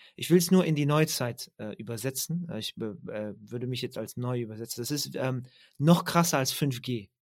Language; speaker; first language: German; early bilingual, other home language; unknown